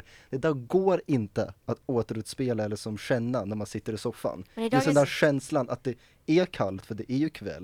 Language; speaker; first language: Swedish; native; Swedish